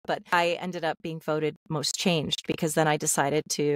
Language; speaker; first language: English; native; English